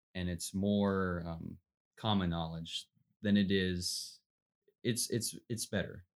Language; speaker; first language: English; native; English